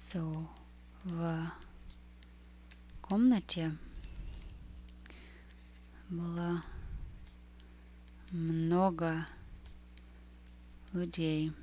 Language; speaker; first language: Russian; non-native, fluent; English